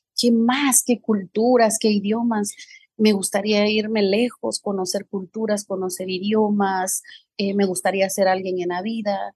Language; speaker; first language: Spanish; native; Spanish